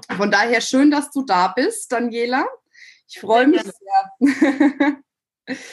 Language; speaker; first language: German; native; German